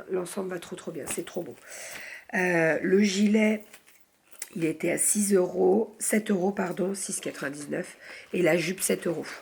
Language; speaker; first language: French; native; French